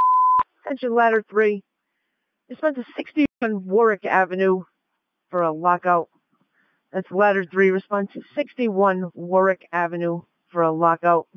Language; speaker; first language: English; native; English